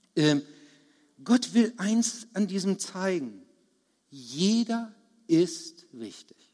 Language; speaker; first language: German; native; German